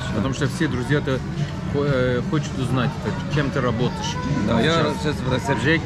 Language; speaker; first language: Russian; non-native, learner; Turkish